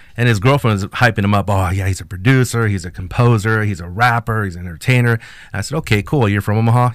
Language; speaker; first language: English; non-native, fluent; Spanish